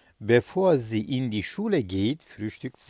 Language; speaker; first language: German; non-native, fluent; Turkish